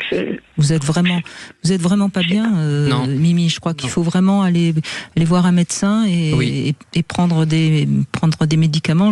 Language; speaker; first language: French; native; French